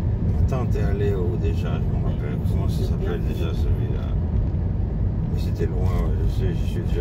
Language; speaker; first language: French; native; French